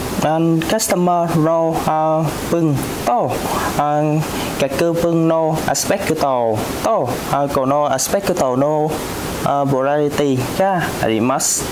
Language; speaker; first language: Japanese; non-native, learner; Vietnamese